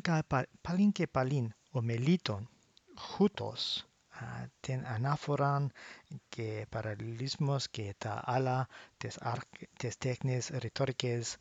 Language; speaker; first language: Greek; non-native, learner; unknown